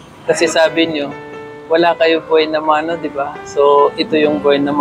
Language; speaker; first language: Filipino; non-native, learner; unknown